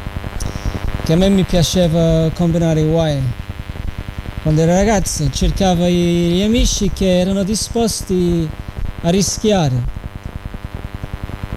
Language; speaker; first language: Italian; non-native, fluent; English